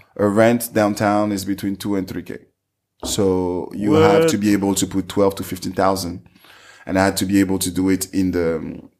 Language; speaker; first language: English; non-native, fluent; French